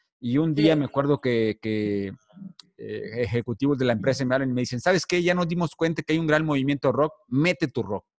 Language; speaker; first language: Spanish; native; Spanish